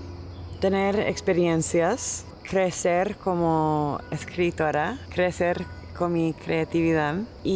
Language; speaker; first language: Spanish; non-native, learner; English